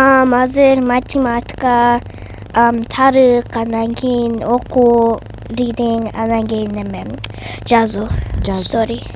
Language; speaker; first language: Kyrgyz; early bilingual, heritage; Kyrgyz